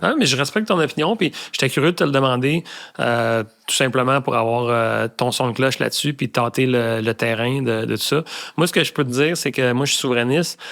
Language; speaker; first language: French; native; French